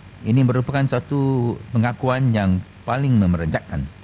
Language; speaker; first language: Malay; non-native, local second language; Chinese